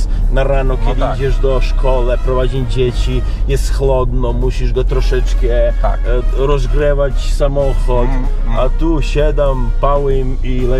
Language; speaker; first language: Polish; non-native, learner; Serbian